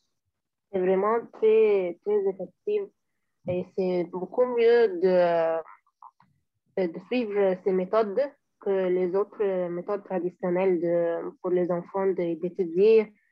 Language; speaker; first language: French; non-native, learner; Arabic